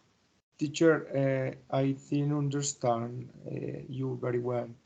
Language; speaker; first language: English; non-native, learner; Spanish